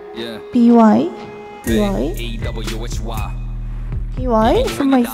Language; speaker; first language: Chinese; non-native, learner; Korean